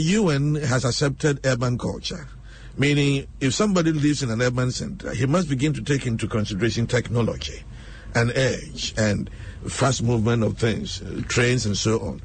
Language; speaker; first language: English; non-native, local second language; Akan